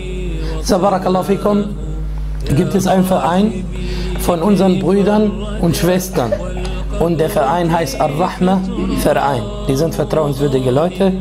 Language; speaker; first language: German; non-native, fluent; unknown